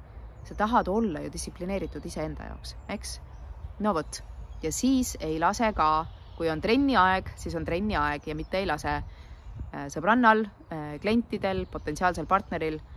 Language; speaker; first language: Estonian; native; Estonian